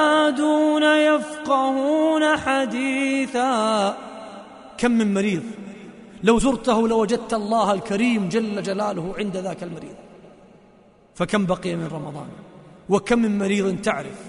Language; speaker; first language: Arabic; native; Arabic